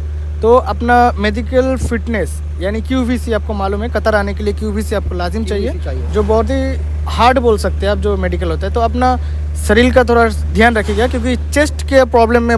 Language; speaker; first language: Hindi; non-native, local second language; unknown